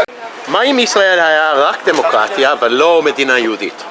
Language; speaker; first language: Hebrew; non-native, fluent; English